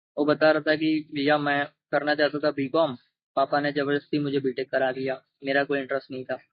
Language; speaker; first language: Hindi; native; Hindi